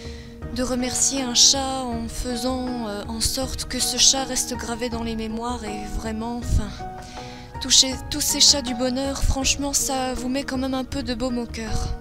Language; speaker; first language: French; native; French